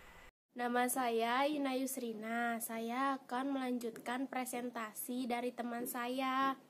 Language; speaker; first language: Indonesian; native; Indonesian